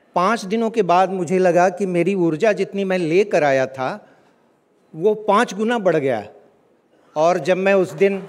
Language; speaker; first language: Hindi; native; Hindi